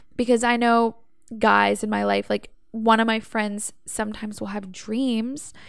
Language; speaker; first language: English; native; English